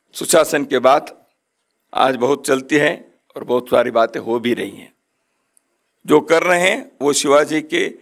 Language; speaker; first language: Hindi; non-native, local second language; Kannada